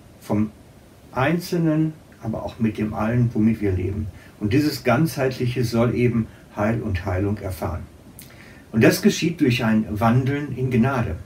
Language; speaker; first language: German; native; German